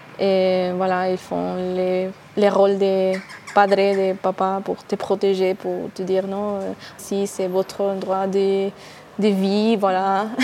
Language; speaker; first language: French; non-native, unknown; Spanish